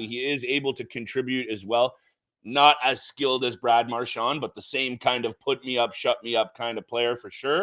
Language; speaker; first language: English; native; English